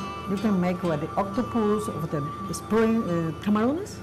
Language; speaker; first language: English; non-native, learner; Spanish